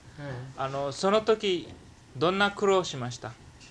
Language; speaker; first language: Japanese; early bilingual, heritage; Japanese